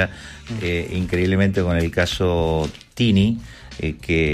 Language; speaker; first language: Spanish; native; Spanish